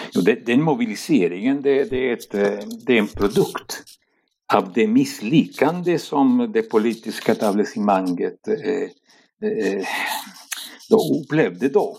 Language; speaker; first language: Swedish; non-native, fluent; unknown